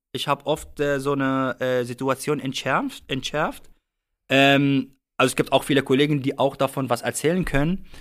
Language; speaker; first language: German; non-native, fluent; Arabic